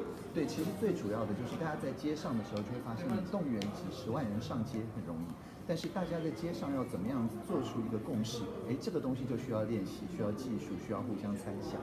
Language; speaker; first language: Chinese; native; Chinese